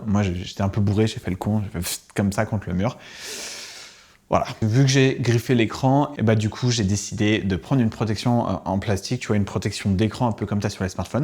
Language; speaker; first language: French; native; French